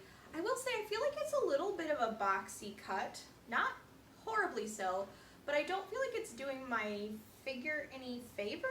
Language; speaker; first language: English; native; English